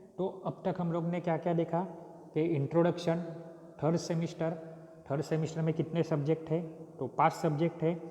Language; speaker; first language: Hindi; non-native, local second language; Marathi